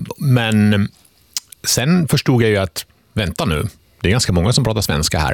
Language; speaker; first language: Swedish; early bilingual, other home language; Finnish